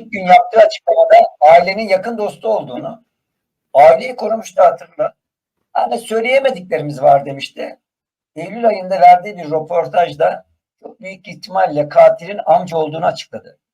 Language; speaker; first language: Turkish; native; Turkish